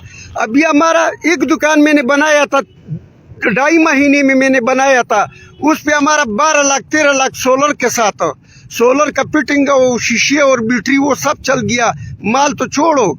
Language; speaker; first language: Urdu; non-native, local second language; Pashto